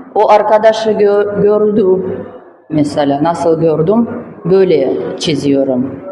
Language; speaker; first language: Turkish; non-native, learner; Russian